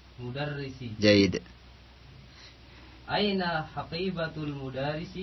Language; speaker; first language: Arabic; non-native, learner; Indonesian